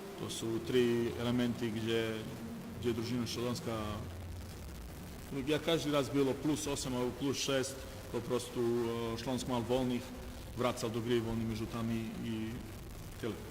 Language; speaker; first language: Polish; non-native, learner; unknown